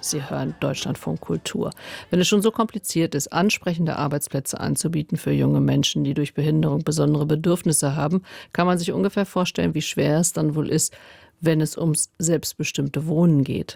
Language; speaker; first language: German; native; German